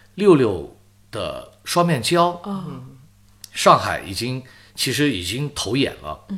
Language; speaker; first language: Chinese; native; Chinese